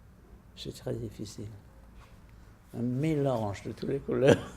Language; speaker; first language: French; non-native, fluent; English